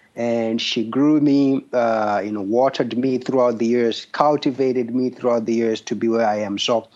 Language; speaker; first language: English; non-native, local second language; Shona